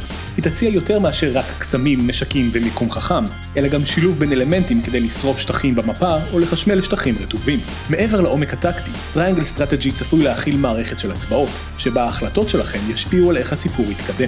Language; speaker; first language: Hebrew; native; Hebrew